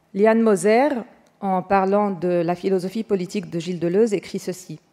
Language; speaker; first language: French; non-native, fluent; Arabic